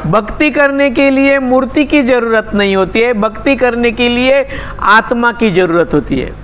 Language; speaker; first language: Hindi; non-native, local second language; Marathi